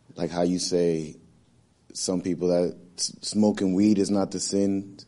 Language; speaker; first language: English; native; English